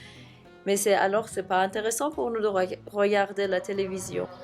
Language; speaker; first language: French; non-native, fluent; Persian